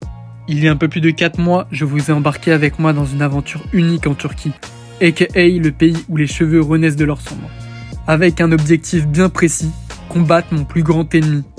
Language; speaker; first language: French; native; French